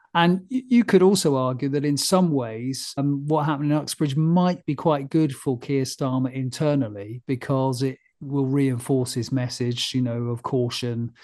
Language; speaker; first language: English; native; English